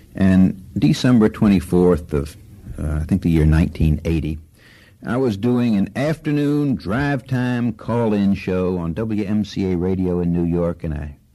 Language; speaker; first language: English; native; English